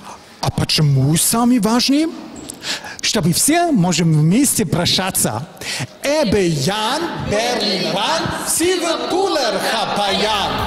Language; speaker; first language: Russian; non-native, fluent; German